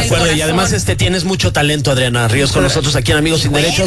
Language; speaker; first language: Spanish; native; Spanish